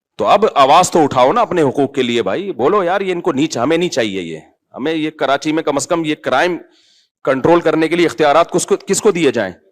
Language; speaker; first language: Urdu; native; Urdu